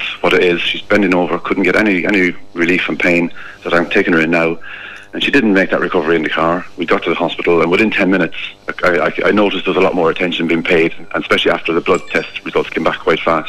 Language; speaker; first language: English; native; English